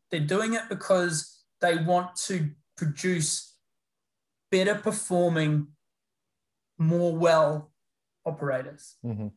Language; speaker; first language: English; native; English